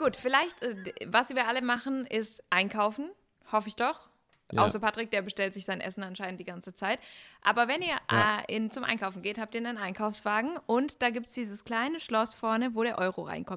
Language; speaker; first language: German; native; German